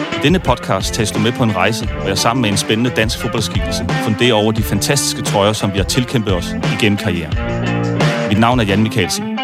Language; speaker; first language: Danish; native; Danish